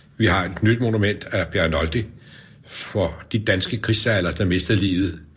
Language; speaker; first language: Danish; native; Danish